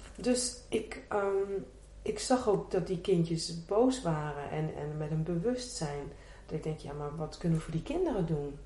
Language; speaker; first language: Dutch; native; Dutch